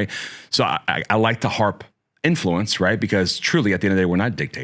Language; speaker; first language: English; native; English